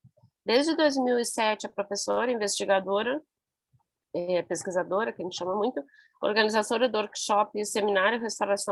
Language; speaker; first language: Portuguese; non-native, learner; Spanish